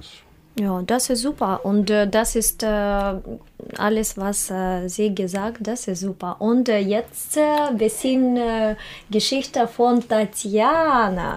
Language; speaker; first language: German; non-native, learner; Russian